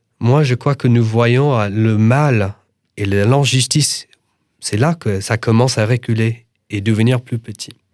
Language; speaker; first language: French; non-native, fluent; English